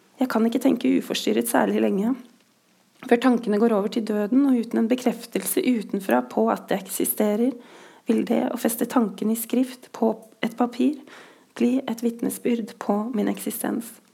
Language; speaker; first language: Norwegian; native; Norwegian